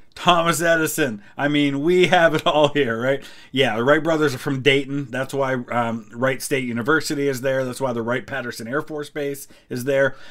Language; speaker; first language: English; native; English